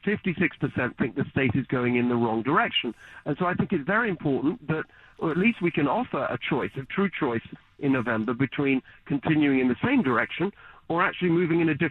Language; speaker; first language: English; native; English